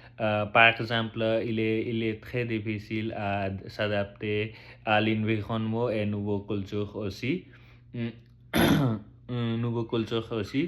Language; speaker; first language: French; non-native, learner; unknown